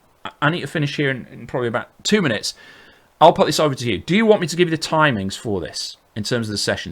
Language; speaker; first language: English; native; English